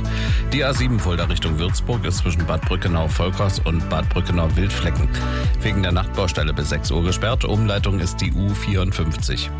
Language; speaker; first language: German; native; German